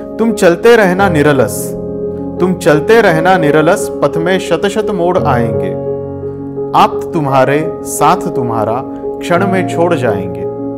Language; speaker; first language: Hindi; non-native, local second language; Marathi